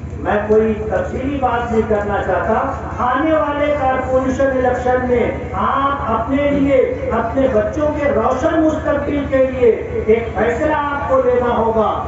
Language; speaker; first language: Urdu; native; Urdu